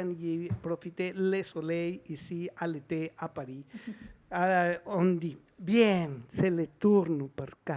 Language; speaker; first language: French; non-native, fluent; Spanish